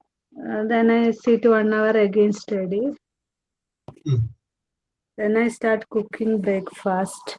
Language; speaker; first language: English; non-native, learner; Malayalam